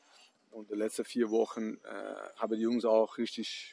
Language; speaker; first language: German; non-native, fluent; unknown